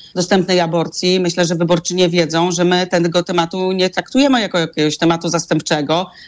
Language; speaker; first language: Polish; native; Polish